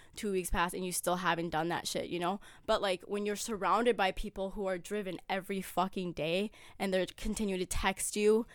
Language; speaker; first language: English; early bilingual, other home language; Amharic